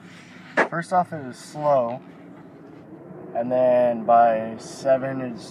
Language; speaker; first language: English; native; English